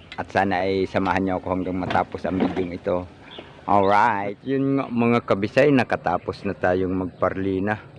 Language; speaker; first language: Filipino; native; Filipino